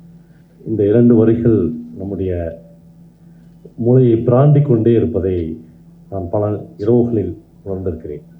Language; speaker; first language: Tamil; native; Tamil